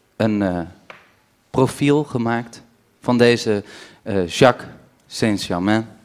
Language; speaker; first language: Dutch; native; Dutch